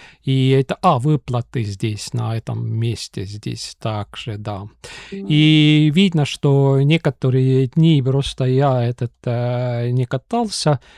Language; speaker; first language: Russian; non-native, local second language; Estonian